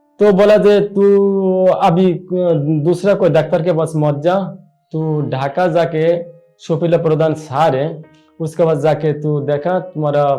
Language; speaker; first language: Hindi; non-native, learner; Bangla